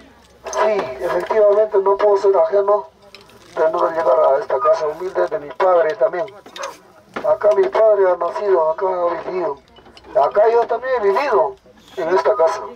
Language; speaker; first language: Spanish; native; Spanish